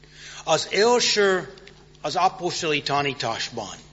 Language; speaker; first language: Hungarian; non-native, fluent; English